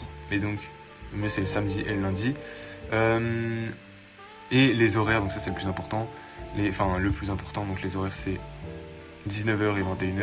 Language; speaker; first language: French; native; French